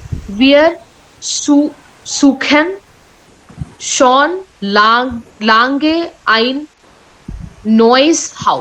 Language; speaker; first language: German; non-native, learner; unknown